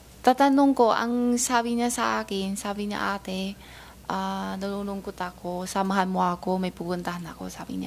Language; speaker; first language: Filipino; non-native, fluent; Chinese